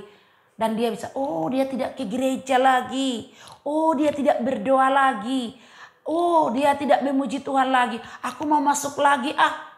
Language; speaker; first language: Indonesian; native; Indonesian